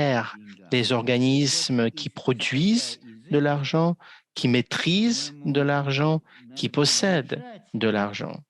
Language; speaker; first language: French; non-native, fluent; Russian